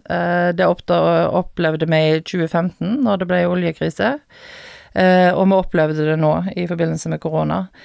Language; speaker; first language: Norwegian; native; Norwegian